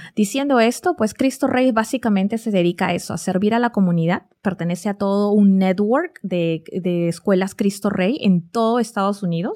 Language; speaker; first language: Spanish; native; Spanish